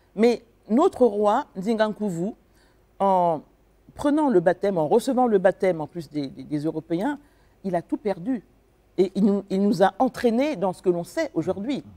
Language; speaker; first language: French; non-native, local second language; Kongo